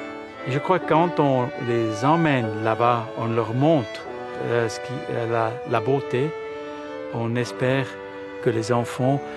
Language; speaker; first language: French; early bilingual, heritage; Spanish